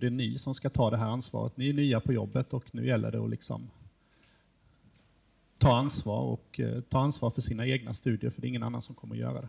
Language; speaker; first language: Swedish; native; Swedish